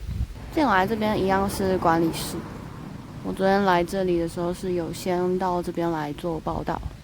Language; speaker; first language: Chinese; native; Chinese